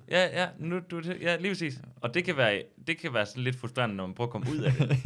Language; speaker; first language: Danish; native; Danish